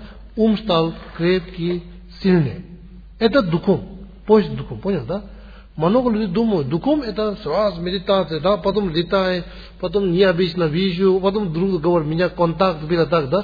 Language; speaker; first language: Russian; non-native, learner; Tibetan